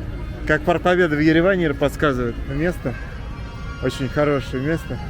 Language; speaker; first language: Russian; native; Russian